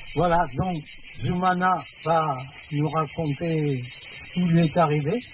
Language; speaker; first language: French; native; French